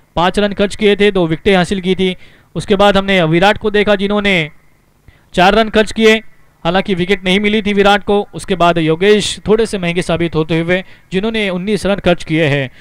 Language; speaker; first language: Hindi; non-native, local second language; Marathi